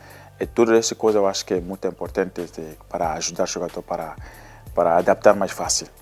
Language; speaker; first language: Portuguese; non-native, learner; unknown